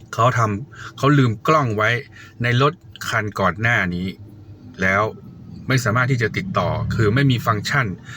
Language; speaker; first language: Thai; native; Thai